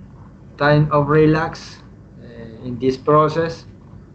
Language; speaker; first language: English; non-native, learner; Spanish